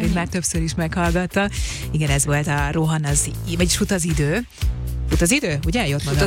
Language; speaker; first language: Hungarian; native; Hungarian